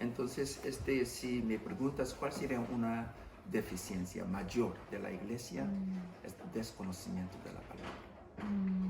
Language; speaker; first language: Spanish; non-native, fluent; English